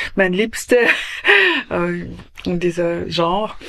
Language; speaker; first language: German; non-native, fluent; French